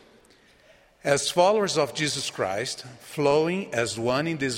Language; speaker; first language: English; non-native, fluent; Portuguese